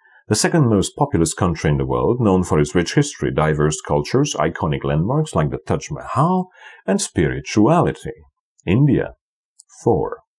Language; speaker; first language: English; non-native, fluent; Polish